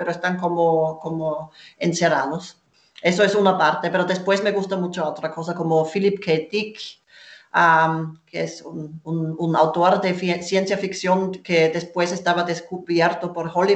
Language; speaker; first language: Spanish; non-native, fluent; German